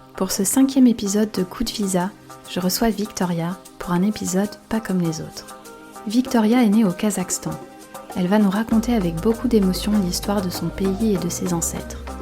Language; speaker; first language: French; native; French